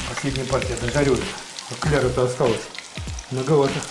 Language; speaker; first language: Russian; native; Russian